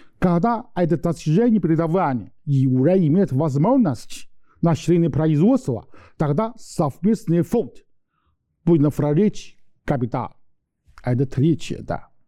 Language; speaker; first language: Russian; non-native, learner; Chinese